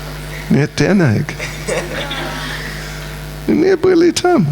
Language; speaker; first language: Russian; non-native, learner; English